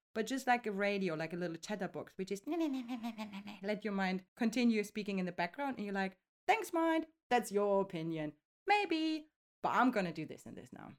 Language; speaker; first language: English; non-native, fluent; German